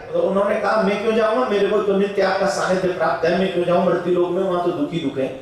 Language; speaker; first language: Hindi; native; Hindi